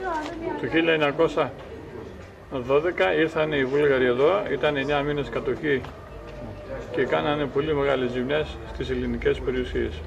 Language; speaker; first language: Greek; native; Greek